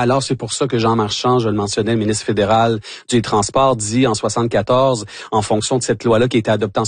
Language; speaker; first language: French; native; French